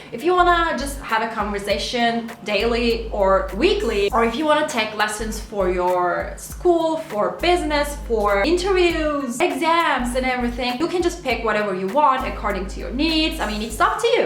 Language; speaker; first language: English; non-native, fluent; Turkish